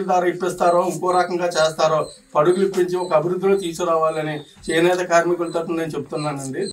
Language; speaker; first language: Telugu; native; Telugu